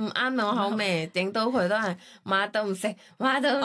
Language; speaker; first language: Cantonese; non-native, learner; Thai